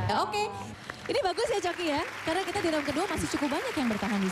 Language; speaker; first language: Indonesian; native; Indonesian